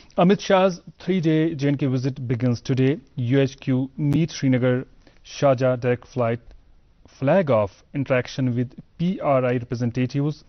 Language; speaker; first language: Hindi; non-native, local second language; Kashmiri